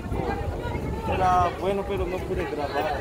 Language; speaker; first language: Spanish; non-native, learner; Korean